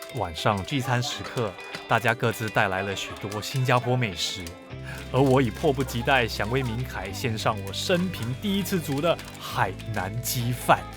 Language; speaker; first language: Chinese; native; Chinese